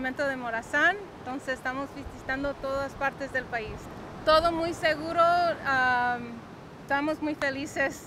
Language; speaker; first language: Spanish; early bilingual, heritage; Spanish